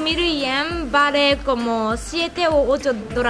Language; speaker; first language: Spanish; non-native, learner; Japanese